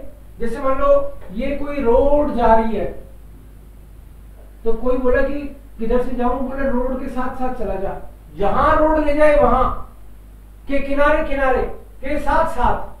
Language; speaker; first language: Hindi; native; Hindi